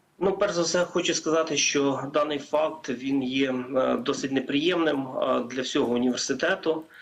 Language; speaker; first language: Ukrainian; native; Ukrainian